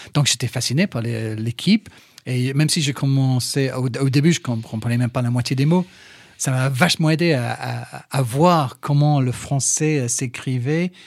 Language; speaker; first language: French; non-native, fluent; English